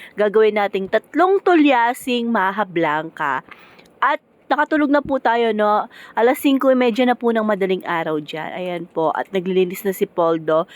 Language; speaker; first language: Filipino; non-native, local second language; Pampanga